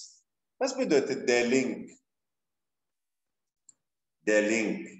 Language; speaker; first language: German; non-native, fluent; Arabic